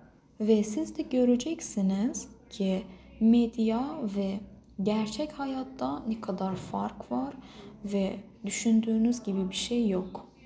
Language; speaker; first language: Turkish; non-native, fluent; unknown